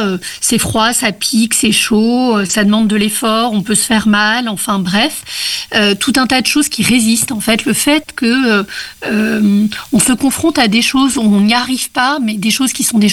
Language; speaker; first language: French; native; French